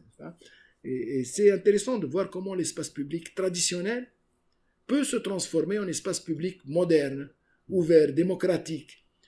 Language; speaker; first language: French; non-native, local second language; Arabic